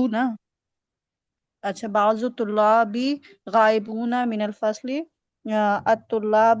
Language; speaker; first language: Arabic; non-native, learner; Urdu